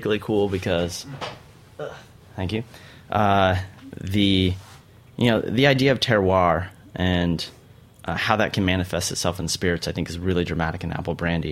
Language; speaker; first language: English; native; English